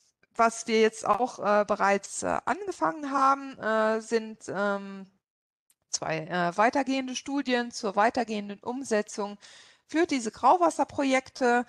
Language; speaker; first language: German; non-native, local second language; Luxembourgish